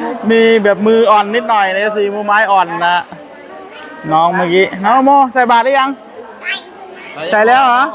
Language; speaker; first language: Thai; non-native, local second language; Northeastern Thai